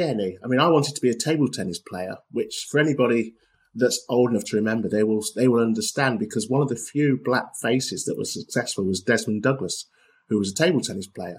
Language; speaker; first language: English; native; English